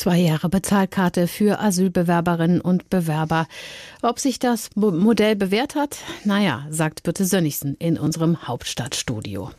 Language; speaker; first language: German; native; German